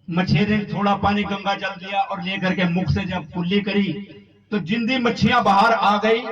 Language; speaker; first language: Hindi; non-native, local second language; Punjabi